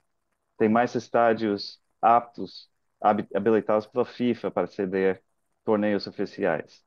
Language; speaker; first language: Portuguese; non-native, fluent; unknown